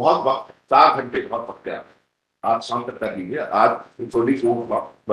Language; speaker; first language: English; non-native, local second language; Hindi